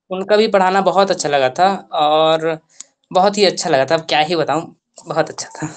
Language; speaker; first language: Hindi; native; Hindi